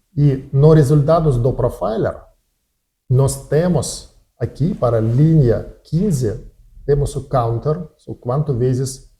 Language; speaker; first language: Portuguese; non-native, learner; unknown